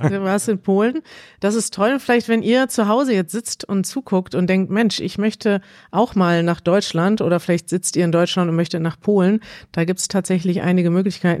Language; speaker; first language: German; native; German